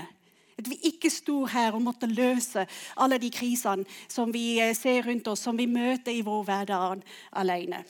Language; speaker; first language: Norwegian; non-native, fluent; English